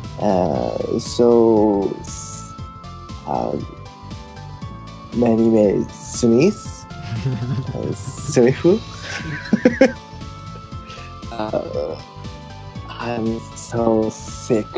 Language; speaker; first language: English; non-native, learner; Japanese